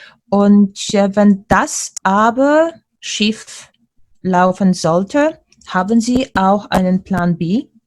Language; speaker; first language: German; non-native, fluent; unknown